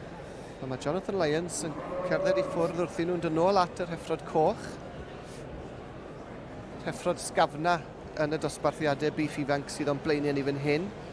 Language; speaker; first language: Welsh; native; Welsh